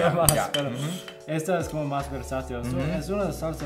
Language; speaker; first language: Spanish; non-native, learner; English